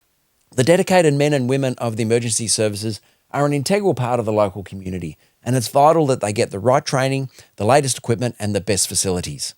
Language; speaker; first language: English; native; English